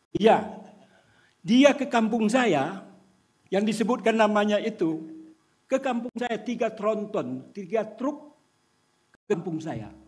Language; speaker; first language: Indonesian; non-native, local second language; Minangkabau